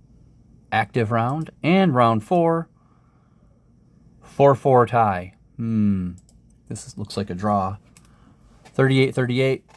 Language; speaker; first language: English; native; English